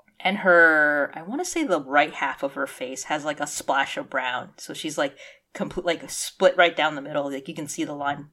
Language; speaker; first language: English; early bilingual, other home language; Cantonese